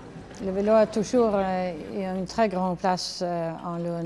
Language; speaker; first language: French; non-native, fluent; Swedish